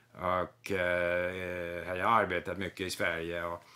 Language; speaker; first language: Swedish; early bilingual, other home language; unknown